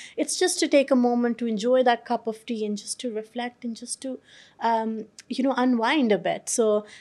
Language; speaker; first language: English; non-native, local second language; Urdu